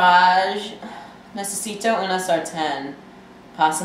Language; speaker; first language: Spanish; non-native, learner; English